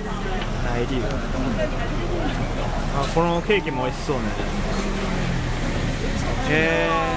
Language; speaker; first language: Japanese; native; Japanese